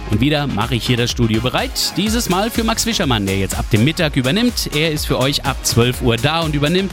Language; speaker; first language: German; native; German